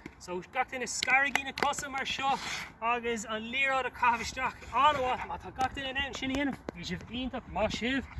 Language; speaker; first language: Irish; non-native, local second language; English